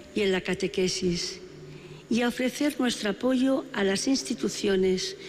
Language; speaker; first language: Spanish; non-native, local second language; Catalan